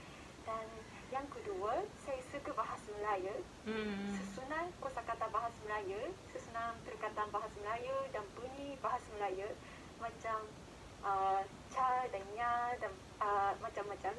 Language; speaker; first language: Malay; non-native, fluent; Japanese